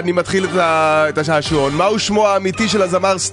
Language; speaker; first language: Hebrew; native; Hebrew